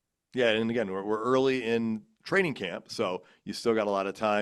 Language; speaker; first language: English; native; English